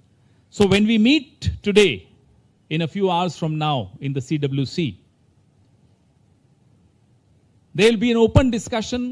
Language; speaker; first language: English; non-native, local second language; Hindi